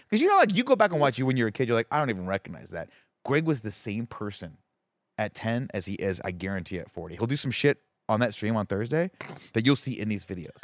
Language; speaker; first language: English; native; English